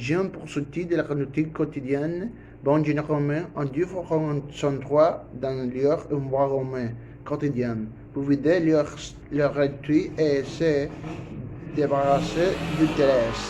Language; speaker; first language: French; non-native, learner; Spanish